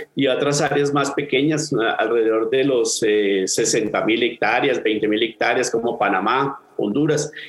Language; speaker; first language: Spanish; native; Spanish